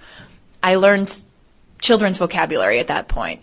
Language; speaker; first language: English; native; English